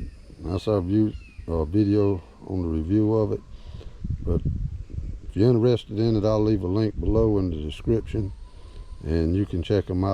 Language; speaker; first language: English; native; English